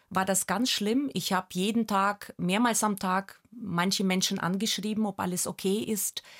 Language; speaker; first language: German; non-native, fluent; Russian